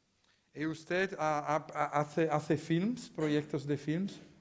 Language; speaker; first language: Spanish; non-native, learner; Italian